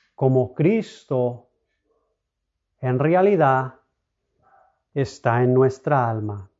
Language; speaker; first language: Spanish; early bilingual, heritage; Spanish